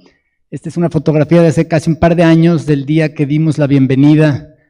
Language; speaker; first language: Spanish; native; Spanish